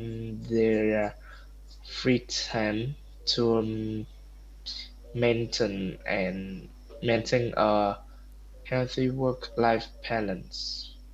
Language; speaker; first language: English; non-native, learner; Vietnamese